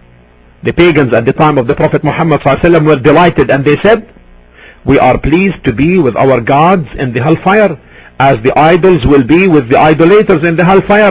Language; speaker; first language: English; non-native, fluent; Arabic